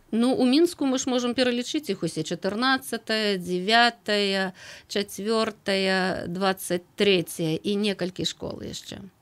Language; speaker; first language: Belarusian; native; Belarusian